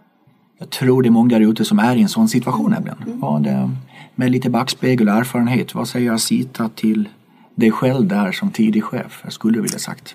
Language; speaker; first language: Swedish; native; Swedish